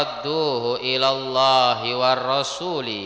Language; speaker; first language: Arabic; non-native, fluent; Indonesian